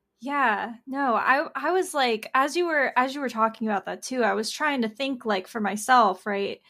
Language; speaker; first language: English; native; English